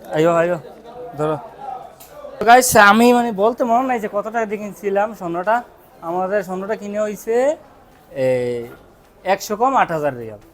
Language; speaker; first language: Bangla; native; Bangla